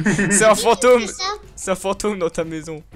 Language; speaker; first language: French; native; French